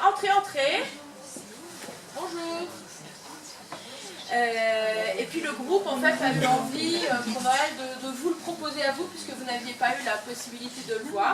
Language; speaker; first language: French; native; French